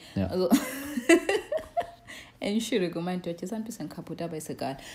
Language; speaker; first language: German; non-native, learner; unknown